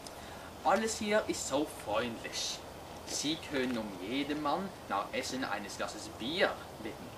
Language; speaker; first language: German; non-native, learner; Norwegian